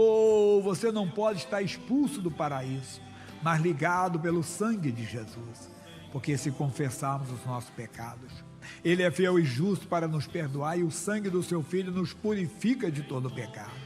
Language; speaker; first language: Portuguese; native; Portuguese